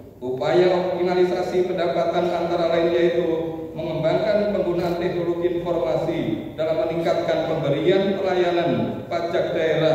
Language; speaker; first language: Indonesian; native; Indonesian